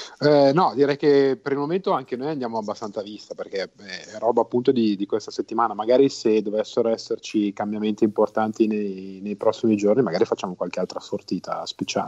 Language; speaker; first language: Italian; native; Italian